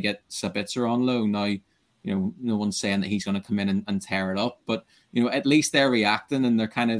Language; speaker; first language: English; native; English